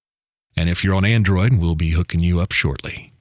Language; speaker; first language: English; native; English